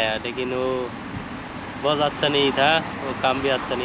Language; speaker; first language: Hindi; non-native, learner; Bangla